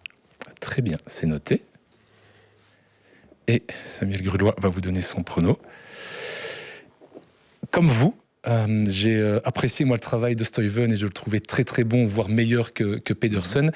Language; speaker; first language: French; native; French